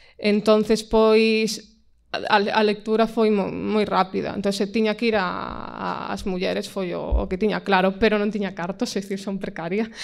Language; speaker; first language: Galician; non-native, local second language; Spanish